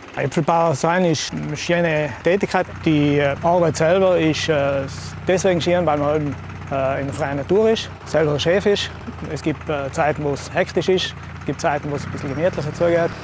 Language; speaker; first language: German; native; German